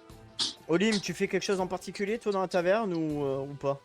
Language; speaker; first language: French; native; French